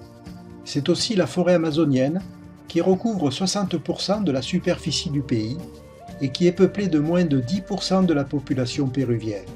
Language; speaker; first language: French; native; French